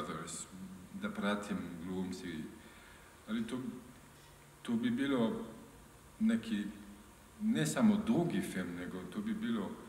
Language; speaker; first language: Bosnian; non-native, learner; French